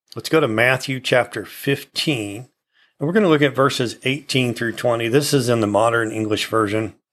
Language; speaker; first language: English; native; English